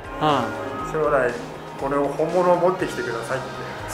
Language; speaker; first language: Japanese; native; Japanese